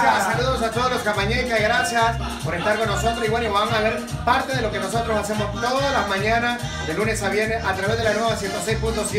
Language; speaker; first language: Spanish; native; Spanish